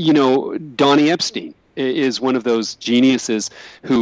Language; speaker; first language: English; native; English